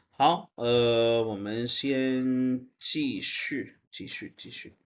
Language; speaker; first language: Chinese; non-native, fluent; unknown